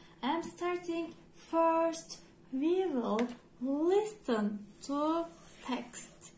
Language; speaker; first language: English; non-native, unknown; Turkish